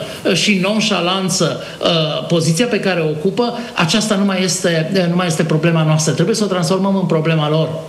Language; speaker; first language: Romanian; native; Romanian